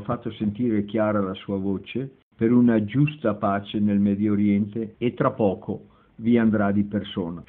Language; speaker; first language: Italian; native; Italian